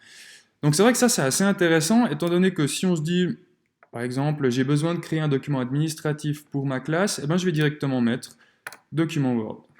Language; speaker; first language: French; native; French